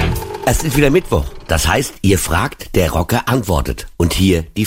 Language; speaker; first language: German; native; German